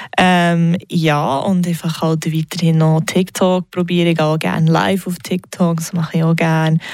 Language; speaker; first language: German; non-native, local second language; English